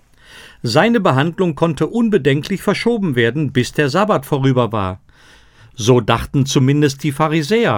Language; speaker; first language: German; native; German